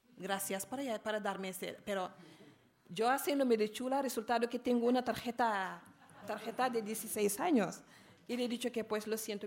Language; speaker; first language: Spanish; non-native, fluent; Arabic